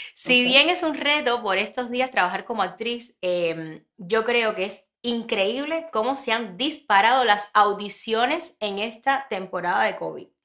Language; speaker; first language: Spanish; native; Spanish